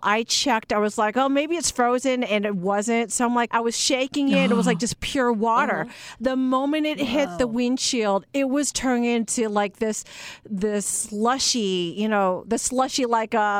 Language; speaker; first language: English; native; English